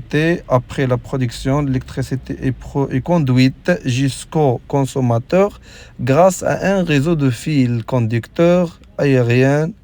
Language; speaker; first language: French; non-native, local second language; Arabic